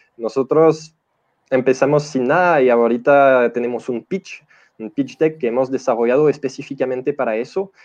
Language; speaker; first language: Spanish; non-native, fluent; French